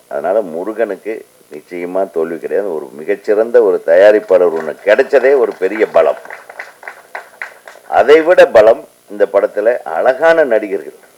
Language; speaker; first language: Tamil; native; Tamil